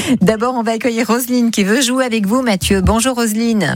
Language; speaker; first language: French; native; French